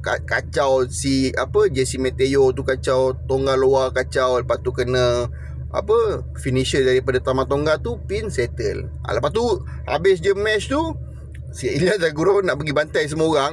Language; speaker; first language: Malay; native; Malay